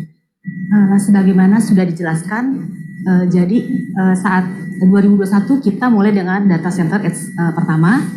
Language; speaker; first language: Indonesian; native; Indonesian